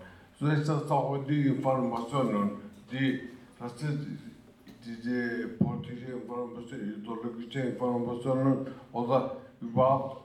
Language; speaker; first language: German; early bilingual, other home language; Turkish